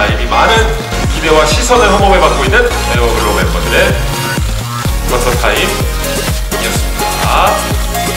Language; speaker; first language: Korean; native; Korean